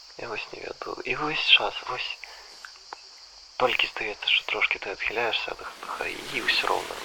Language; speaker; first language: Belarusian; non-native, local second language; Russian